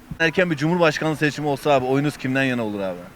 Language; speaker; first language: Turkish; native; Turkish